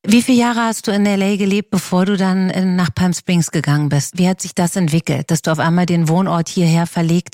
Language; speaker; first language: German; native; German